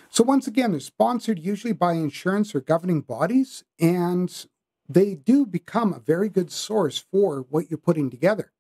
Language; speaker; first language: English; native; English